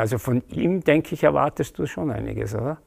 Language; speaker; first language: German; native; German